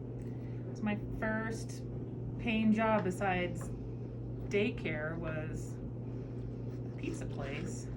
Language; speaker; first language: English; native; English